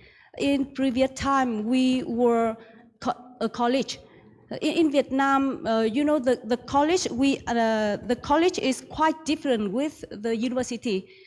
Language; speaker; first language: English; non-native, learner; Vietnamese